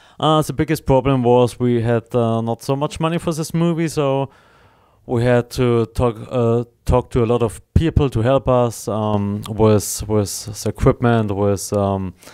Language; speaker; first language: English; non-native, learner; German